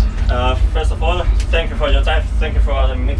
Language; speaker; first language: English; non-native, learner; Spanish